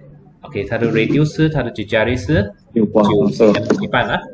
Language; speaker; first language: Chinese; native; Chinese